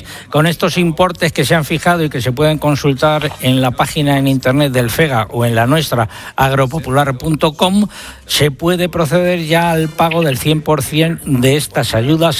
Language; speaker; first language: Spanish; native; Spanish